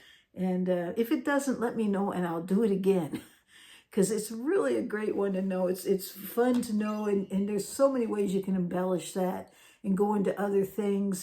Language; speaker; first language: English; native; English